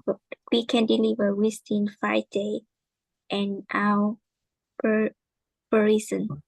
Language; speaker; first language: English; non-native, learner; Vietnamese